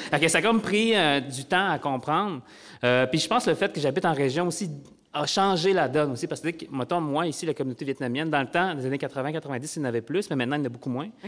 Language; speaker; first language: French; early bilingual, other home language; Vietnamese